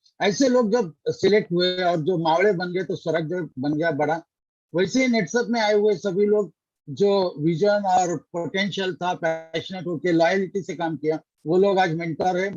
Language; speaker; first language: Hindi; non-native, local second language; Marathi